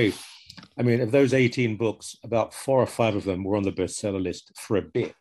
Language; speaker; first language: English; native; English